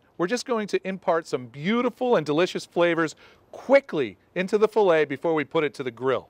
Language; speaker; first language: English; native; English